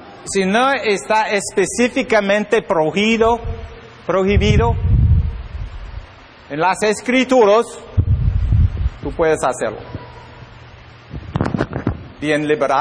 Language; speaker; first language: Spanish; non-native, learner; English